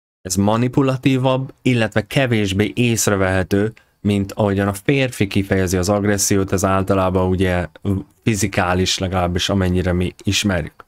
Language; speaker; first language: Hungarian; native; Hungarian